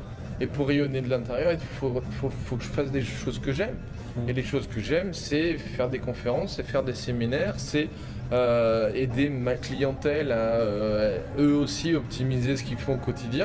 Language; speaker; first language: French; native; French